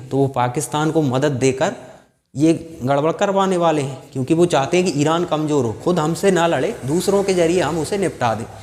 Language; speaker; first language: Hindi; native; Hindi